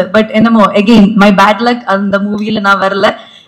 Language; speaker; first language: Tamil; non-native, fluent; Malayalam